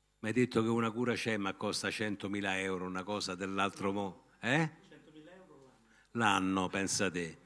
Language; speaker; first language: Italian; native; Italian